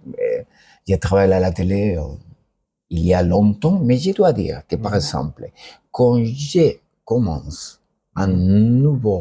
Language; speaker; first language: French; non-native, learner; Spanish